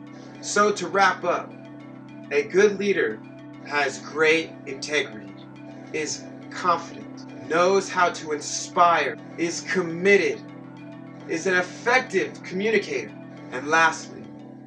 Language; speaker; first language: English; native; English